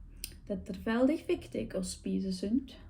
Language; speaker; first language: Norwegian; non-native, learner; German